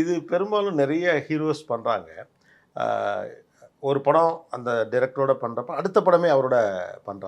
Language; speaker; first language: Tamil; native; Tamil